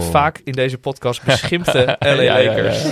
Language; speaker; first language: Dutch; native; Dutch